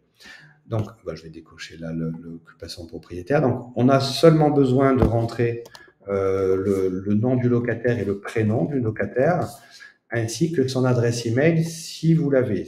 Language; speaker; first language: French; native; French